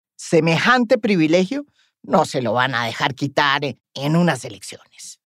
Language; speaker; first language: Spanish; native; Spanish